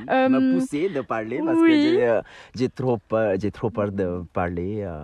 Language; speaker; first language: French; non-native, fluent; Hindi